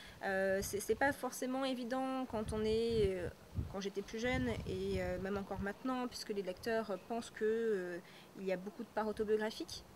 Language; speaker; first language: French; native; French